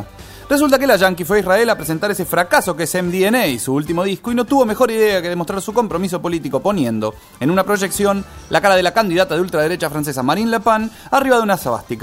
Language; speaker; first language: Spanish; native; Spanish